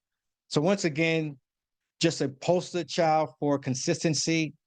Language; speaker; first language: English; native; English